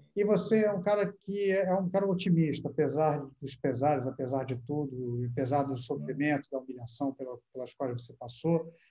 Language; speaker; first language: Portuguese; native; Portuguese